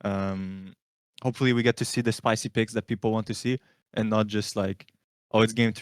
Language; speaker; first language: English; native; English